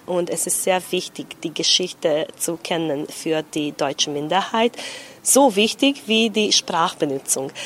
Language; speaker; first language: German; non-native, local second language; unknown